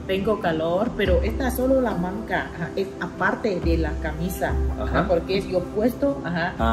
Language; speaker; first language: Spanish; non-native, learner; Thai